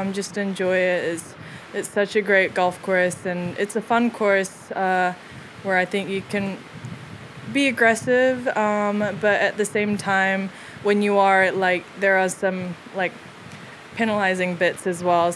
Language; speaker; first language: English; early bilingual, other home language; Korean